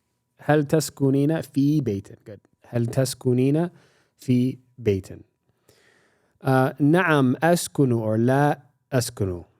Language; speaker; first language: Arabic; non-native, fluent; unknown